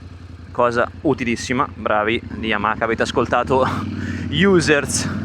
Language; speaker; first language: Italian; native; Italian